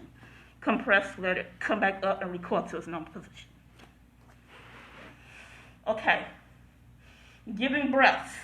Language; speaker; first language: English; native; English